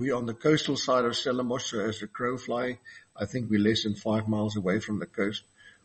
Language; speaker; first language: English; non-native, local second language; Afrikaans